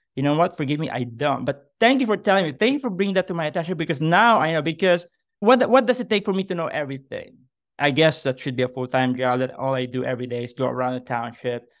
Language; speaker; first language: English; non-native, local second language; Filipino